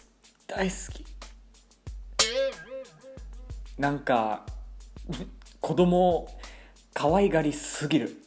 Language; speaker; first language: Japanese; non-native, fluent; English